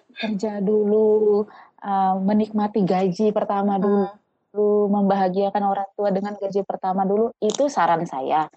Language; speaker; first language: Indonesian; non-native, local second language; Tetum